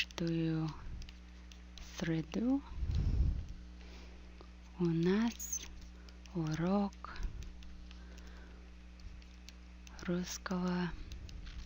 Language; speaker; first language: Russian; non-native, fluent; English